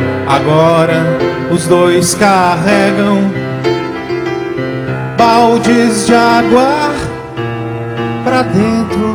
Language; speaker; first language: Portuguese; native; Portuguese